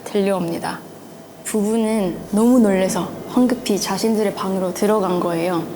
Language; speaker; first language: Korean; non-native, fluent; Chinese